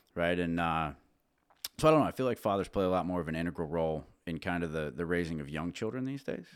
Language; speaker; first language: English; native; English